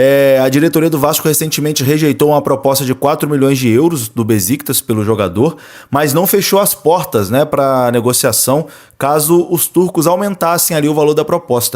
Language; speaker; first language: Portuguese; native; Portuguese